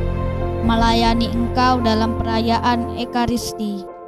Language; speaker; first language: Indonesian; native; Indonesian